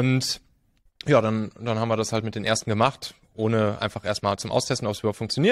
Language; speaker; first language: German; native; German